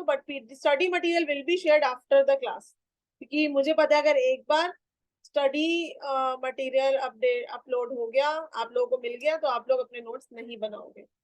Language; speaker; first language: Hindi; native; Hindi